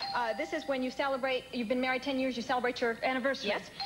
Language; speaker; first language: English; native; English